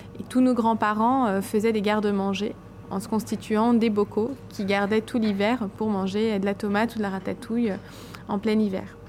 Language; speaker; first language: French; native; French